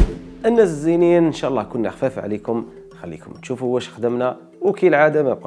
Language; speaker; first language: Arabic; native; Arabic